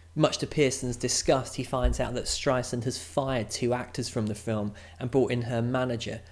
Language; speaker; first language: English; native; English